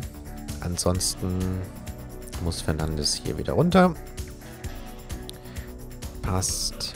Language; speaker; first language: German; native; German